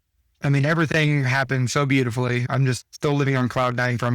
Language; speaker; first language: English; native; English